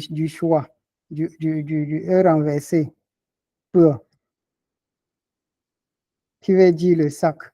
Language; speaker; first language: French; non-native, local second language; Ghomala